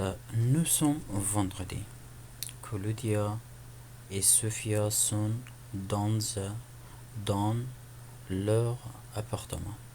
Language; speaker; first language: French; non-native, fluent; Persian